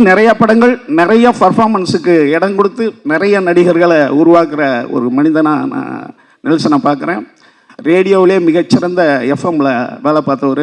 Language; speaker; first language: Tamil; native; Tamil